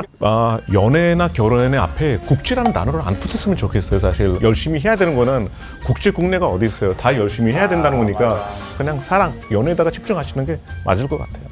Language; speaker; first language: Korean; non-native, fluent; Hindi